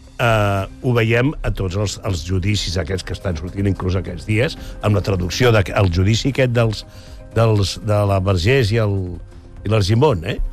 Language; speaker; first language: Catalan; native; Catalan